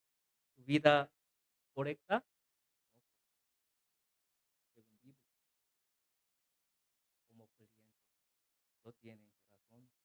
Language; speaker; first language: Spanish; non-native, learner; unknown